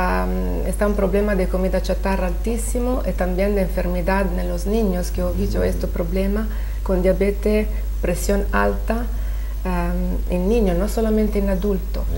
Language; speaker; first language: Spanish; non-native, learner; Italian